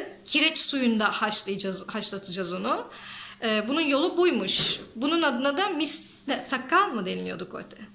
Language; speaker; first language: Turkish; native; Turkish